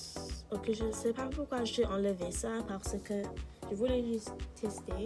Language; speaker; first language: French; non-native, learner; English